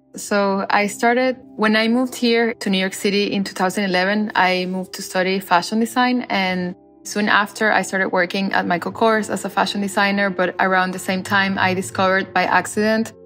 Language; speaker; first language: English; non-native, fluent; Spanish